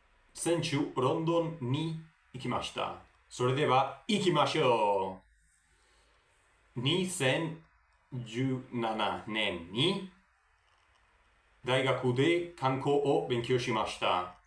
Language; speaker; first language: Japanese; non-native, learner; Spanish